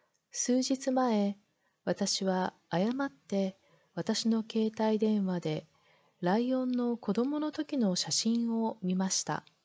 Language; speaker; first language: Japanese; non-native, learner; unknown